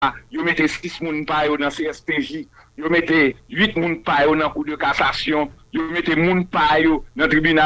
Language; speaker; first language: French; non-native, local second language; Haitian Creole